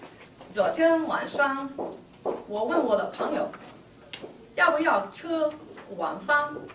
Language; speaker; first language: Chinese; non-native, learner; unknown